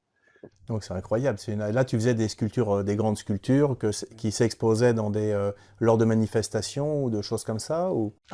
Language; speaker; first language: French; native; French